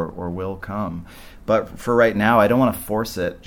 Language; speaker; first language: English; native; English